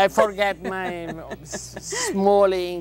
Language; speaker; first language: English; non-native, learner; Italian